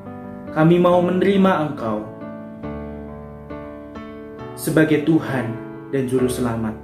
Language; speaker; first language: Indonesian; native; Indonesian